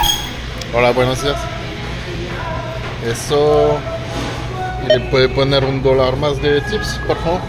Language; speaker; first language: Spanish; non-native, fluent; French